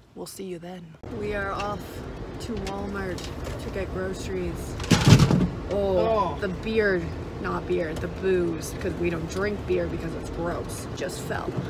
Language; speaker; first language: English; native; English